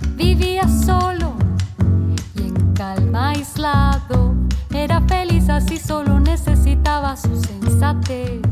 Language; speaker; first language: Spanish; native; Spanish